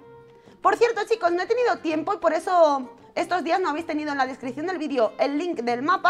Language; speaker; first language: Spanish; native; Spanish